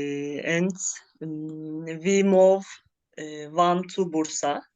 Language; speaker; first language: English; non-native, learner; Turkish